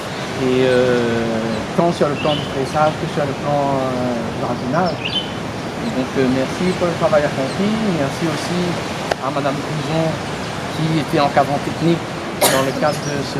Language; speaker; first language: French; native; French